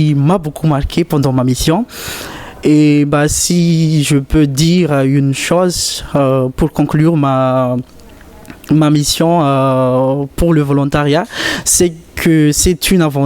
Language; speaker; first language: French; native; French